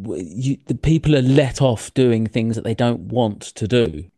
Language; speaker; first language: English; native; English